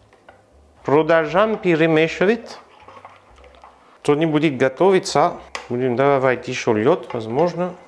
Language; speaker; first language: Russian; non-native, learner; French